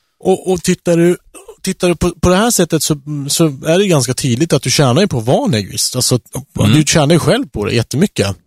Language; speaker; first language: Swedish; native; Swedish